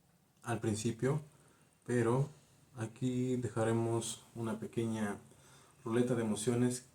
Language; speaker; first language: Spanish; native; Spanish